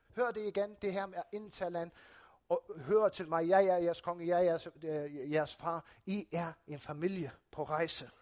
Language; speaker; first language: Danish; non-native, local second language; Faroese